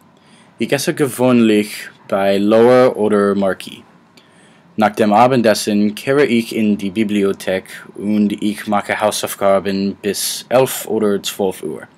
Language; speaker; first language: German; non-native, learner; English